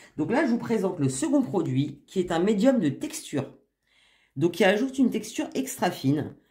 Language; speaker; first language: French; native; French